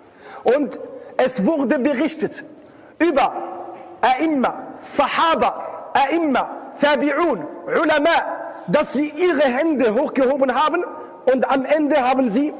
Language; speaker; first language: German; non-native, fluent; Arabic